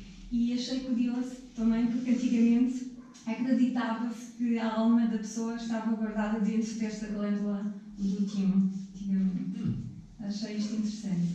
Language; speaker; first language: Portuguese; native; Portuguese